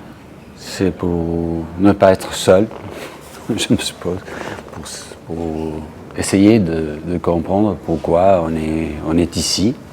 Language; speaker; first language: French; non-native, fluent; English